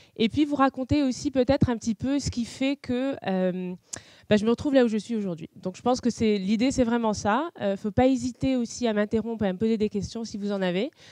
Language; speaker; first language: French; non-native, local second language; Arabic